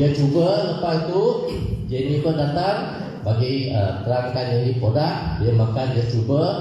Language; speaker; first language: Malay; non-native, local second language; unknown